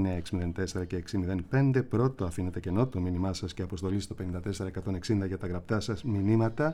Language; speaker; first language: Greek; native; Greek